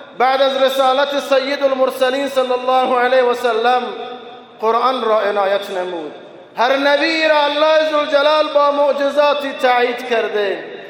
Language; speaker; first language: Persian; non-native, local second language; Baluchi